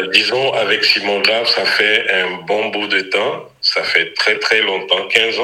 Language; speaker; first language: French; non-native, local second language; Ewe